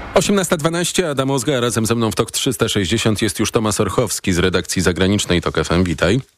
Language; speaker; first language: Polish; native; Polish